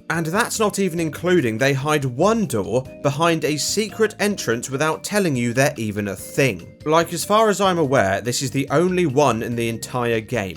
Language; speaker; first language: English; native; English